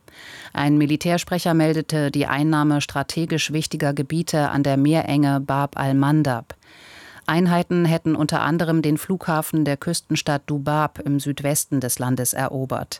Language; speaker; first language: German; native; German